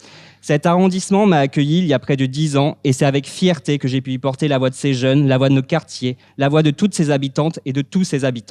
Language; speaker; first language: French; native; French